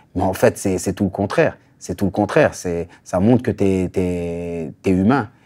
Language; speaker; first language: French; native; French